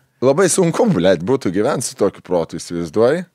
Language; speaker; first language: Lithuanian; native; Lithuanian